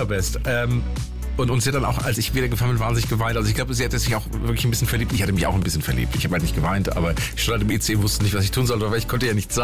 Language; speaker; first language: German; native; German